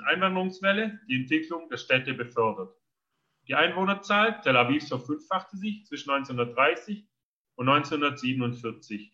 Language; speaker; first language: German; native; German